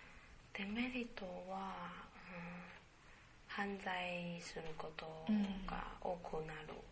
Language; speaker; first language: Japanese; non-native, learner; Chinese